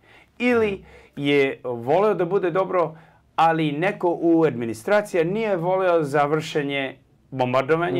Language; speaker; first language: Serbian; early bilingual, heritage; English